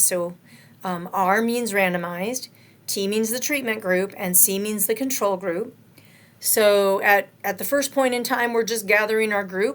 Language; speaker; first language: English; native; English